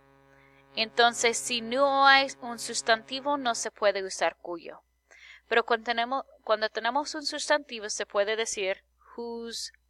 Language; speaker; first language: Spanish; non-native, fluent; English